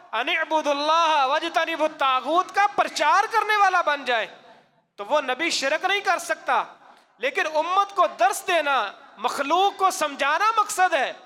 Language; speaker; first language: Urdu; non-native, local second language; Punjabi